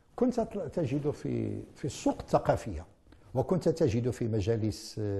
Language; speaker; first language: Arabic; native; Arabic